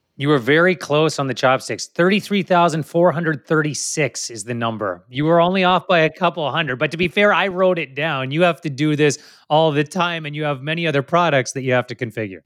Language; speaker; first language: English; native; English